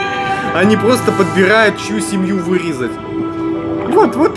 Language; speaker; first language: Russian; native; Russian